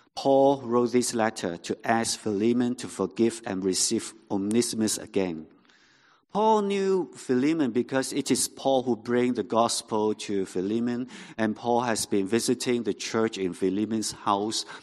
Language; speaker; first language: English; non-native, local second language; Cantonese